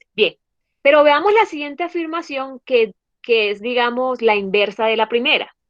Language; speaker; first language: Spanish; native; Spanish